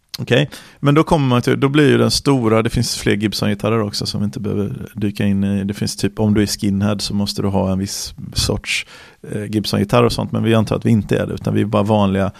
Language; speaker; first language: Swedish; native; Swedish